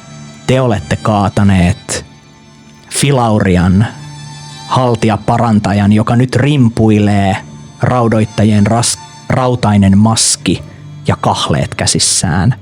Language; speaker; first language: Finnish; native; Finnish